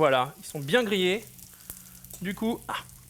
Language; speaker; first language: French; native; French